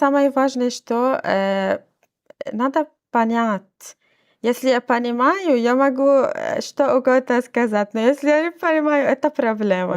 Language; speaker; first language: Russian; non-native, learner; Arabic